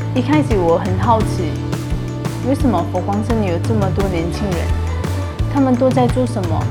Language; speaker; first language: Chinese; non-native, fluent; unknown